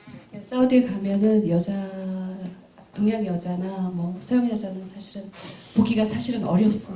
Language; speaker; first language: Korean; native; Korean